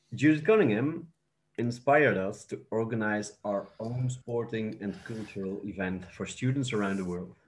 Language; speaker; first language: English; non-native, fluent; Dutch